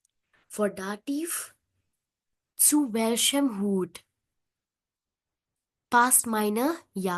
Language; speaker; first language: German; non-native, fluent; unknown